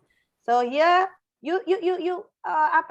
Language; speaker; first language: English; non-native, fluent; Indonesian